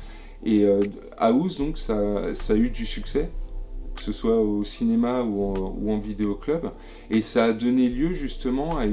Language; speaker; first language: French; native; French